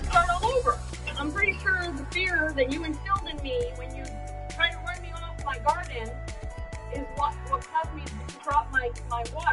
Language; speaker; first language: English; native; English